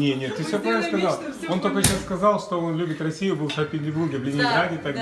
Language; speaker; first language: Russian; native; Russian